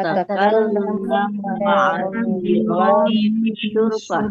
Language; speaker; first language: Arabic; non-native, learner; Indonesian